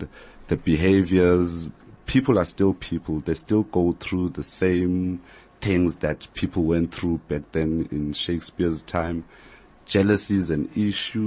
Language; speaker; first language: English; non-native, local second language; Xhosa